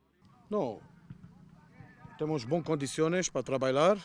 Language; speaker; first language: Portuguese; non-native, learner; Romanian